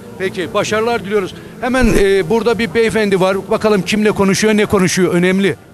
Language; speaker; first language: Turkish; native; Turkish